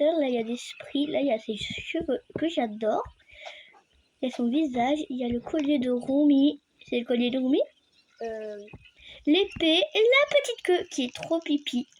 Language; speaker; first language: French; native; French